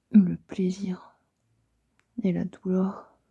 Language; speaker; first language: French; native; French